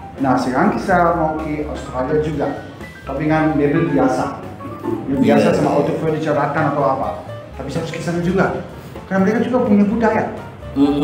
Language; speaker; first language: Indonesian; non-native, fluent; German